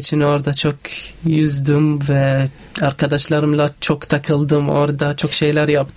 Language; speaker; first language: Turkish; non-native, learner; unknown